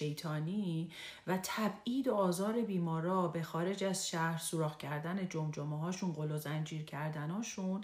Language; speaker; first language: Persian; native; Persian